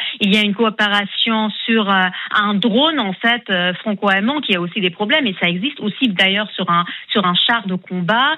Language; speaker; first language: French; non-native, fluent; German